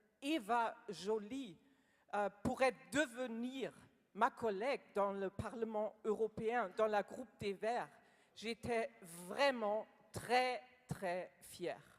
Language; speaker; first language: French; non-native, learner; German